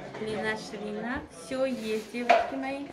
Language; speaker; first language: Russian; non-native, local second language; Tajik